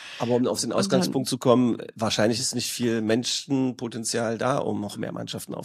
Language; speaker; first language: German; native; German